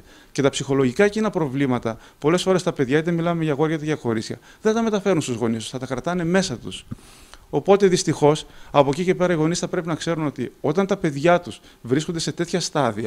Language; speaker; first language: Greek; native; Greek